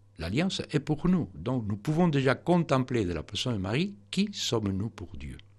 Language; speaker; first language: French; non-native, fluent; Spanish